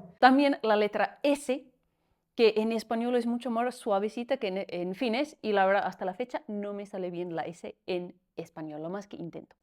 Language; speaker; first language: Spanish; non-native, fluent; Finnish